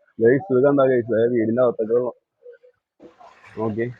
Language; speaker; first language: Malayalam; native; Malayalam